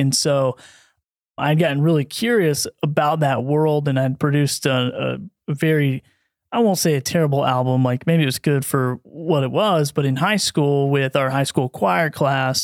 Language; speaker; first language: English; native; English